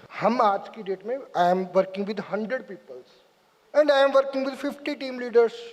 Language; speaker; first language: Hindi; native; Hindi